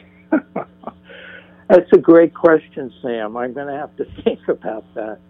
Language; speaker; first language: English; native; English